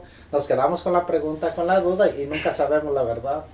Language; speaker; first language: Spanish; native; Spanish